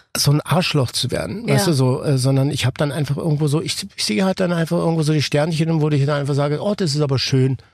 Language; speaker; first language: German; native; German